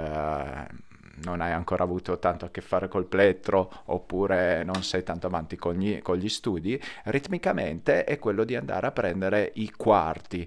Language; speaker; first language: Italian; native; Italian